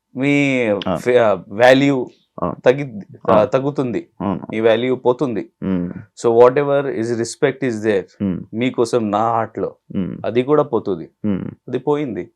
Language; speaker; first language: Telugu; non-native, local second language; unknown